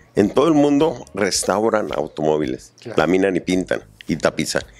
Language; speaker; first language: Spanish; native; Spanish